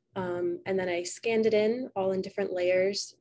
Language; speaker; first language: English; native; English